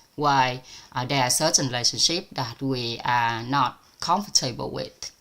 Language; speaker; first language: English; non-native, fluent; Vietnamese